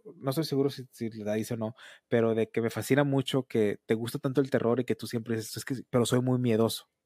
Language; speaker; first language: Spanish; early bilingual, heritage; Spanish